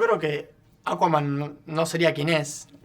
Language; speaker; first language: Spanish; native; Spanish